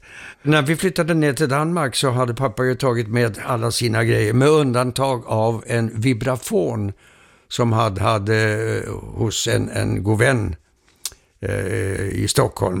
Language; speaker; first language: Swedish; early bilingual, heritage; Swedish